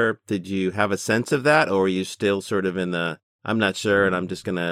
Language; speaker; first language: English; native; English